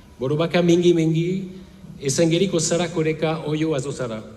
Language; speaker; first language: Lingala; non-native, learner; French